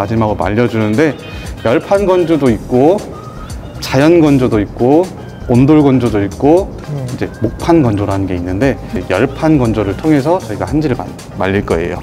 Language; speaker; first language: Korean; native; Korean